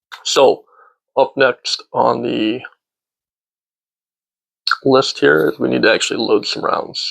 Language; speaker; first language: English; native; English